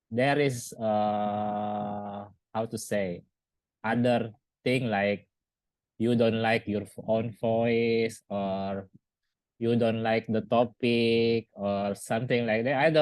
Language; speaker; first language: English; non-native, learner; Indonesian